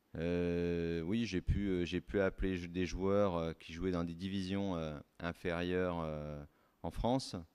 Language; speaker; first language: French; native; French